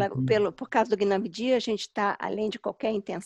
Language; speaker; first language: Portuguese; native; Portuguese